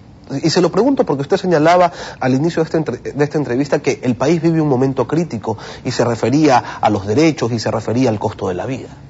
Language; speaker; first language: Spanish; native; Spanish